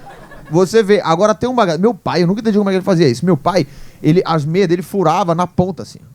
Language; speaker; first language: Portuguese; native; Portuguese